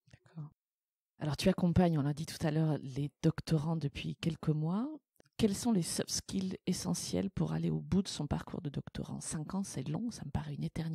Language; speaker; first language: French; native; French